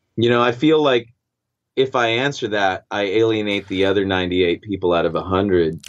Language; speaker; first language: English; native; English